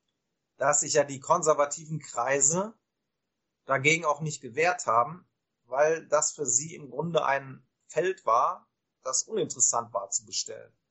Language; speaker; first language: German; native; German